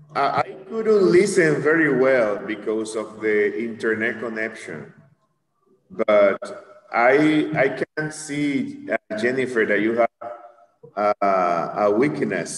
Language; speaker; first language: English; non-native, fluent; Spanish